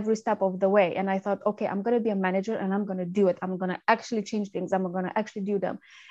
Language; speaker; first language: English; non-native, fluent; Romanian